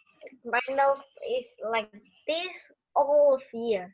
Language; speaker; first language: English; non-native, learner; Vietnamese